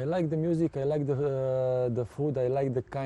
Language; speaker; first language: English; non-native, fluent; Serbian